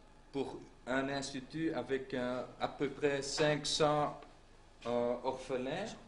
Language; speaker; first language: French; non-native, local second language; Dutch